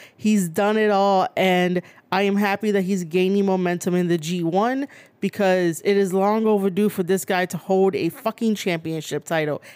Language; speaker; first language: English; native; English